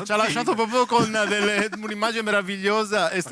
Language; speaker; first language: Italian; native; Italian